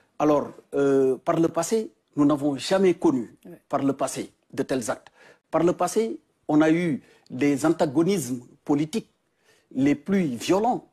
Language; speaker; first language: French; non-native, local second language; Wolof